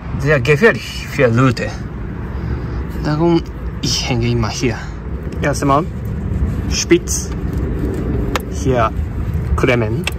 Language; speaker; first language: German; non-native, learner; Japanese